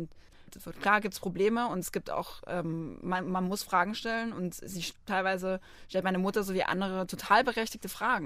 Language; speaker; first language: German; native; German